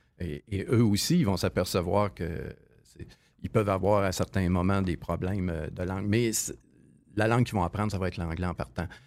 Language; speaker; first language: French; native; French